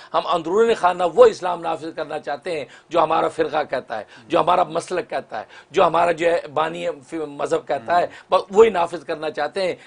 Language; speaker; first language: Urdu; non-native, local second language; Punjabi